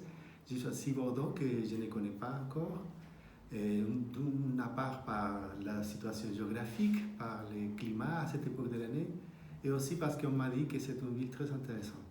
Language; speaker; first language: French; non-native, fluent; Spanish